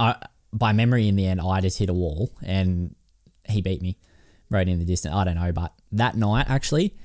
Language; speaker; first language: English; native; English